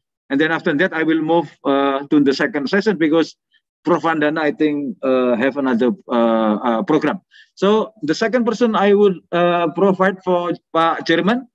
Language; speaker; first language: English; non-native, fluent; Indonesian